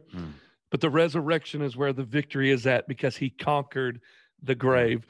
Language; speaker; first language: English; native; English